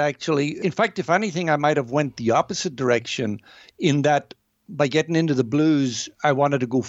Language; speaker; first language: English; native; English